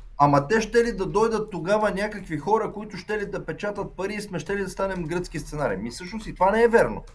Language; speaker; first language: Bulgarian; native; Bulgarian